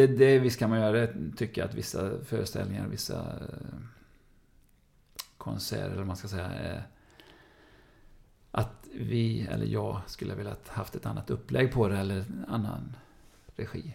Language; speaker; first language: Swedish; native; Swedish